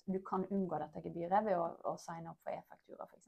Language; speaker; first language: Norwegian; native; Norwegian